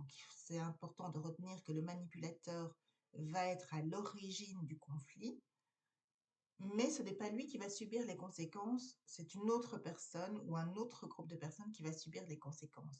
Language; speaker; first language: French; native; French